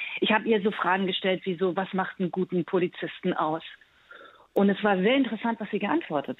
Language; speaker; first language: German; early bilingual, other home language; Persian